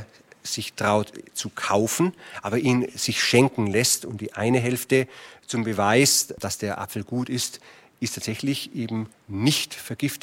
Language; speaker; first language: German; native; German